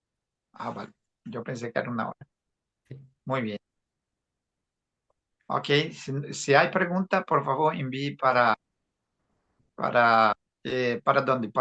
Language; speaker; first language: Spanish; non-native, fluent; Portuguese